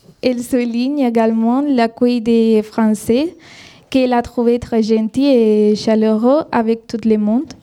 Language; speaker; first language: French; non-native, fluent; Spanish